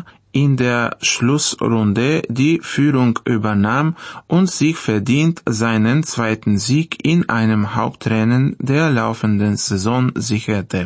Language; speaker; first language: German; non-native, fluent; Bulgarian